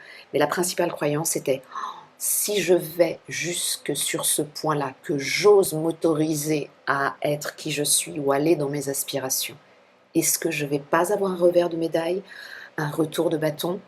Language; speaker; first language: French; native; French